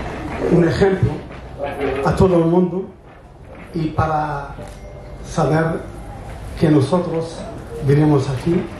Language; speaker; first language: Spanish; non-native, learner; French